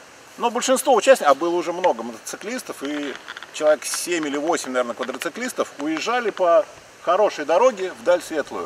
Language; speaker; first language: Russian; native; Russian